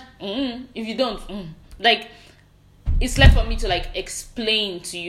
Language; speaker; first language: English; non-native, local second language; Yoruba